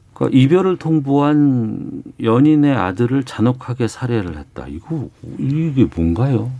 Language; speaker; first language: Korean; native; Korean